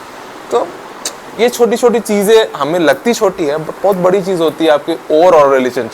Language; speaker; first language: Hindi; native; Hindi